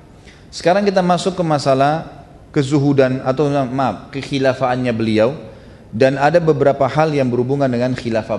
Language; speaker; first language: Indonesian; native; Indonesian